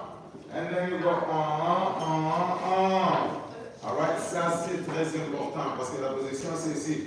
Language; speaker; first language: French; non-native, learner; Portuguese